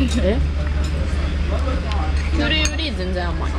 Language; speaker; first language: Japanese; non-native, fluent; Russian